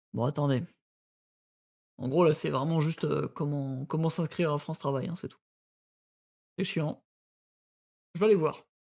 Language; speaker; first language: French; native; French